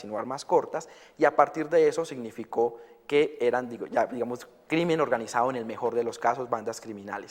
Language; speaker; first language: Spanish; native; Spanish